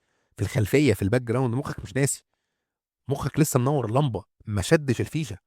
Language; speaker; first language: Arabic; native; Arabic